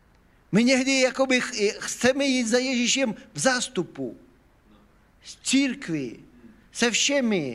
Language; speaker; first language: Czech; non-native, fluent; Ukrainian